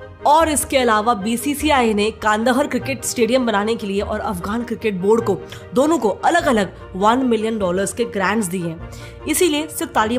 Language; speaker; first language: Hindi; native; Hindi